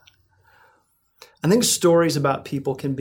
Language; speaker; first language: English; native; English